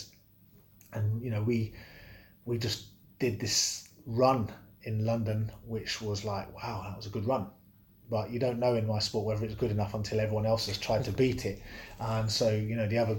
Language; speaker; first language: English; native; English